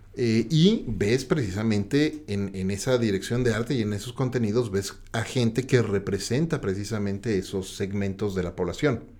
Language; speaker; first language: Spanish; native; Spanish